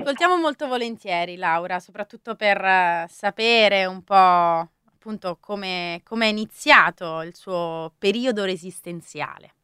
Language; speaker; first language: Italian; native; Italian